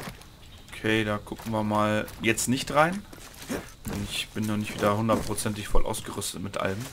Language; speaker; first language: German; native; German